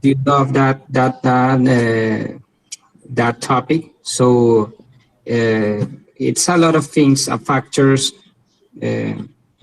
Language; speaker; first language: English; non-native, learner; Spanish